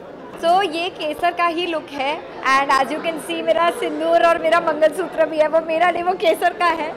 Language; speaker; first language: Hindi; native; Hindi